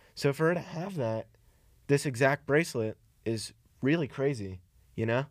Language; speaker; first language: English; early bilingual, other home language; Italian